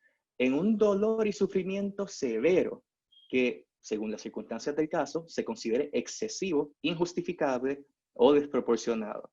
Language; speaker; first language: Spanish; native; Spanish